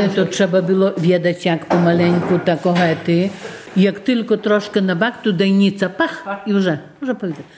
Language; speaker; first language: Polish; non-native, local second language; Belarusian